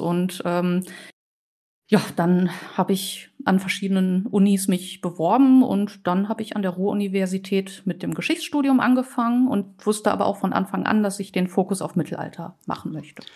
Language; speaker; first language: German; native; German